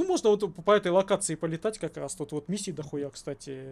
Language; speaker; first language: Russian; native; Russian